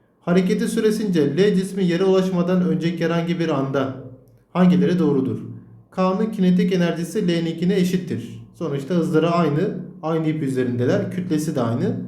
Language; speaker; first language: Turkish; native; Turkish